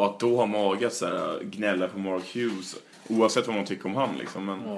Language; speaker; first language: Swedish; native; Swedish